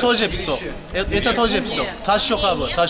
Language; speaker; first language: Russian; non-native, learner; Turkish